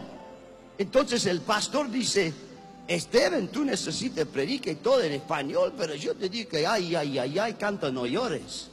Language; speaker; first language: Spanish; non-native, learner; English